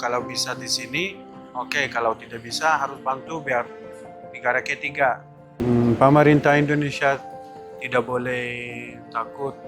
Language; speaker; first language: Indonesian; non-native, fluent; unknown